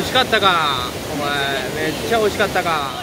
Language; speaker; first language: Japanese; native; Japanese